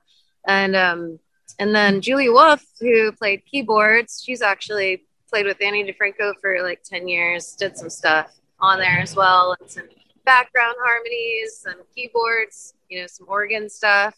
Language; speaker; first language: English; native; English